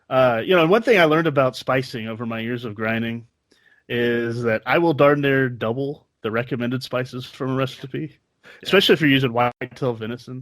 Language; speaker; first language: English; native; English